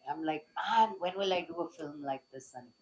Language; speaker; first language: Telugu; native; Telugu